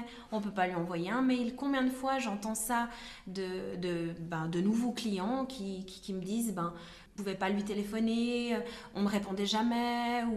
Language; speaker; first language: French; native; French